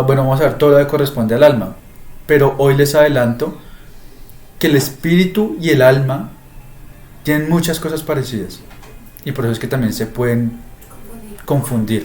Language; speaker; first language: Spanish; native; Spanish